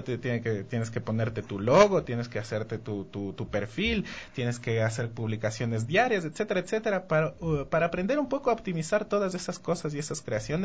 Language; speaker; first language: Spanish; native; Spanish